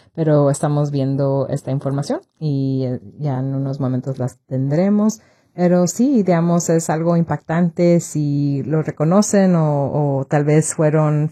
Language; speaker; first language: Spanish; early bilingual, heritage; Spanish